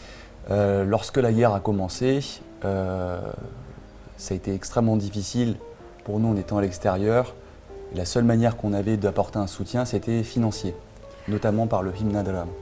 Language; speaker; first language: French; native; French